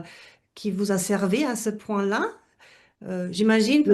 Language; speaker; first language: French; non-native, fluent; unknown